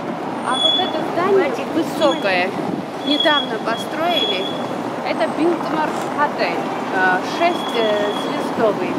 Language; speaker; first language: Russian; non-native, fluent; Georgian